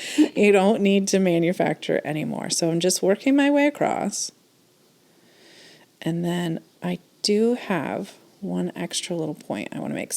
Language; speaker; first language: English; native; English